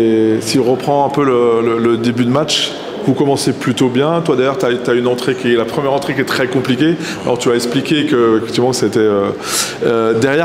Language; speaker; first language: French; native; French